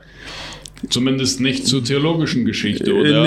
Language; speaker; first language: German; non-native, local second language; Plautdietsch